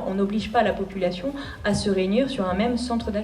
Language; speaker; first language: French; native; French